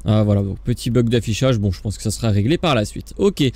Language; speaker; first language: French; native; French